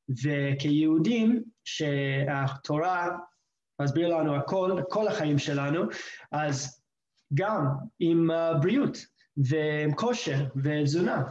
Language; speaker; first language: Hebrew; non-native, fluent; English